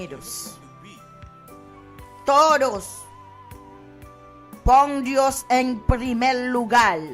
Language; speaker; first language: Spanish; non-native, learner; Haitian Creole